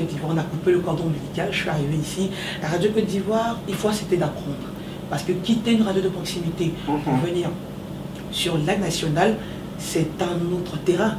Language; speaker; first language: French; native; French